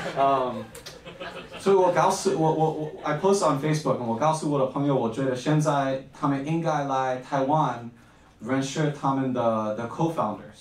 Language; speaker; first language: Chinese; non-native, learner; English